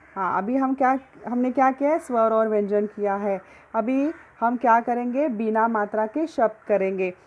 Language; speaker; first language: Hindi; non-native, local second language; Marathi